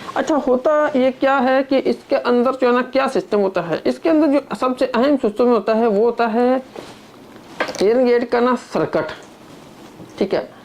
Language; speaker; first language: Urdu; non-native, local second language; Punjabi